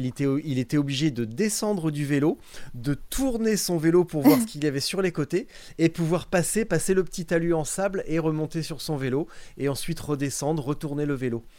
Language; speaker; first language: French; native; French